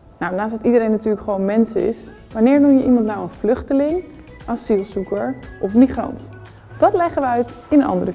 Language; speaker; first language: Dutch; native; Dutch